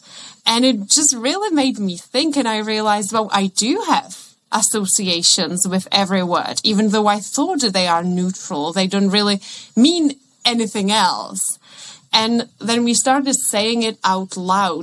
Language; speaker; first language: English; non-native, fluent; Czech